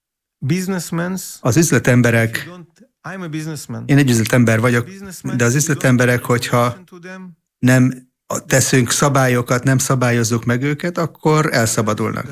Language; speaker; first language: Hungarian; non-native, fluent; Hebrew